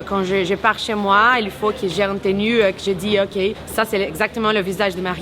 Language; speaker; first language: French; non-native, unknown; Portuguese